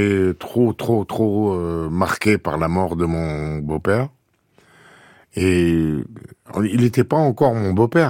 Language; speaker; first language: French; native; French